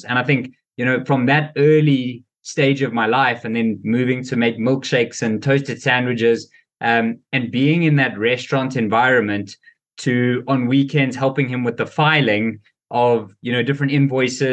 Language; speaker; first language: English; native; English